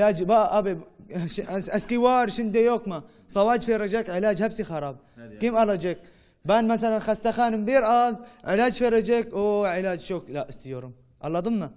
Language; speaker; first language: Turkish; non-native, learner; Arabic